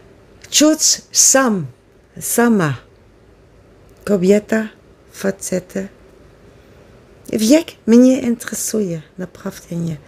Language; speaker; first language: Polish; non-native, learner; Dutch